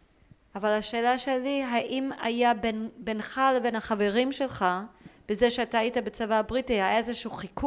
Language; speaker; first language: Hebrew; native; Hebrew